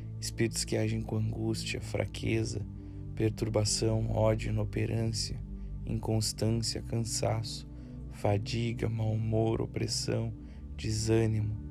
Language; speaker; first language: Portuguese; native; Portuguese